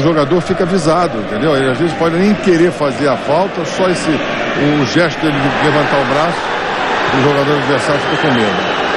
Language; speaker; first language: Portuguese; native; Portuguese